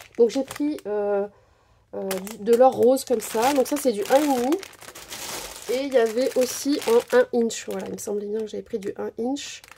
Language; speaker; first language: French; native; French